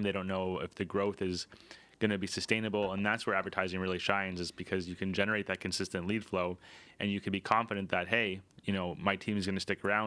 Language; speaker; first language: English; native; English